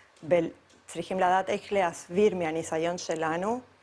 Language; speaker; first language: Hebrew; non-native, fluent; Spanish